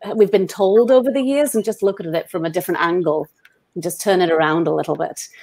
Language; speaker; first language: English; native; English